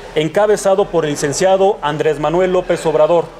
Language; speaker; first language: Spanish; native; Spanish